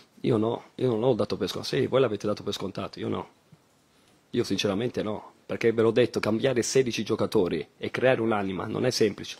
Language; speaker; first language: Italian; native; Italian